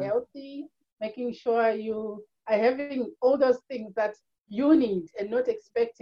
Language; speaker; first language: English; non-native, local second language; Shona